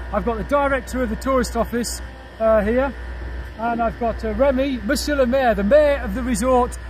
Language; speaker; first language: English; native; English